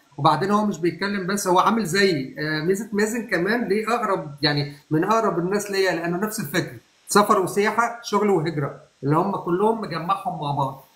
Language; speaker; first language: Arabic; native; Arabic